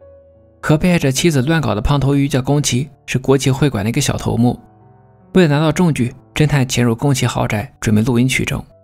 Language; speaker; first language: Chinese; native; Chinese